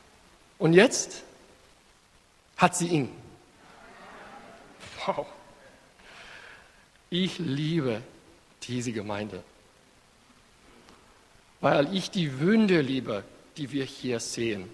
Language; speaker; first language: German; non-native, fluent; English